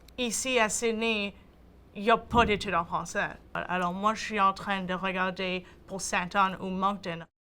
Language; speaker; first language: French; native; French